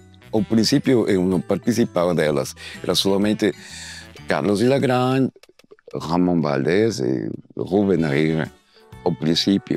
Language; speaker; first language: Portuguese; non-native, learner; Spanish